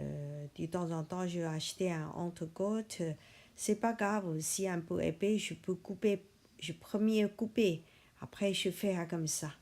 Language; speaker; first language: French; non-native, learner; Chinese